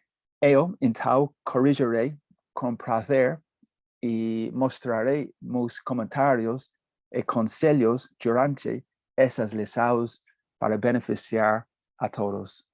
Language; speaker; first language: Portuguese; non-native, learner; English